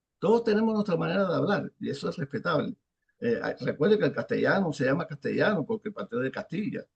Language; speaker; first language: Spanish; native; Spanish